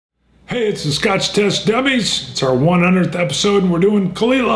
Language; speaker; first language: English; native; English